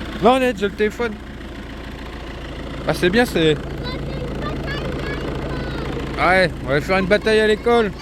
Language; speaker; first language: French; native; French